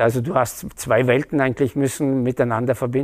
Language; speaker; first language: German; native; German